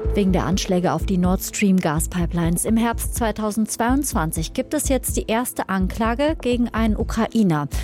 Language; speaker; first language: German; native; German